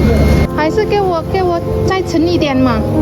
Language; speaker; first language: Chinese; non-native, fluent; Indonesian